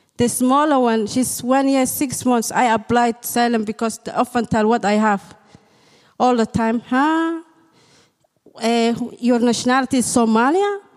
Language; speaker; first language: English; non-native, fluent; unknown